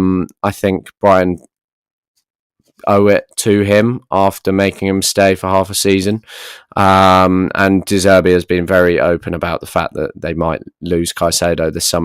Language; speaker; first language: English; native; English